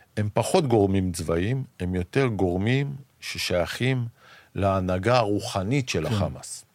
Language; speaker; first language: Hebrew; native; Hebrew